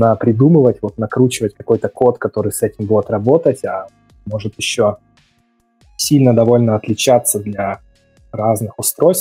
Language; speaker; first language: Russian; native; Russian